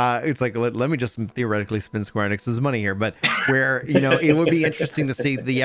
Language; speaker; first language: English; native; English